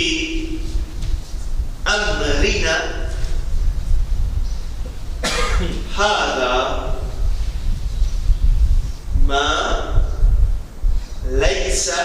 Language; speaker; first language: Arabic; non-native, fluent; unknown